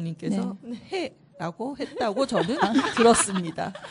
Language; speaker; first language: Korean; native; Korean